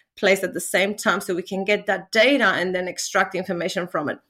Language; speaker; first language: English; non-native, fluent; Spanish